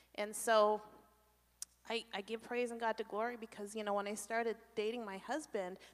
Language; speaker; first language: English; native; English